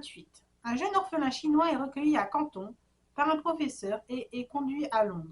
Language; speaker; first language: French; native; French